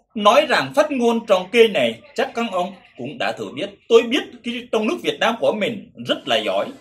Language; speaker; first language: Vietnamese; non-native, local second language; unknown